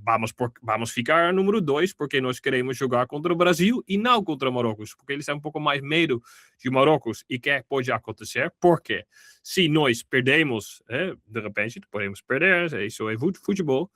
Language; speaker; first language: Portuguese; non-native, fluent; Dutch